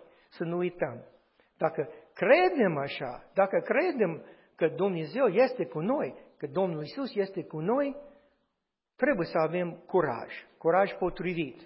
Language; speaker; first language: Romanian; non-native, fluent; English